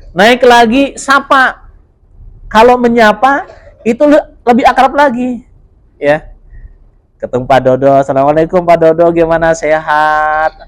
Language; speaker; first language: Indonesian; non-native, local second language; Javanese